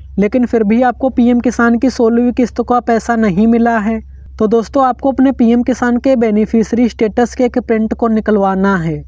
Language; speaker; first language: Hindi; non-native, local second language; Marathi